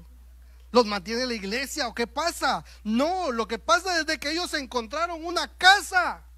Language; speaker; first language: Spanish; native; Spanish